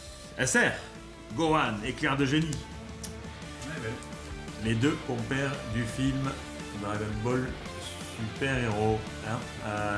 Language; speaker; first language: French; native; French